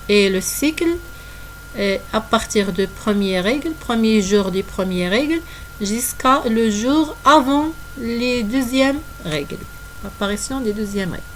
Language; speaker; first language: French; non-native, local second language; Arabic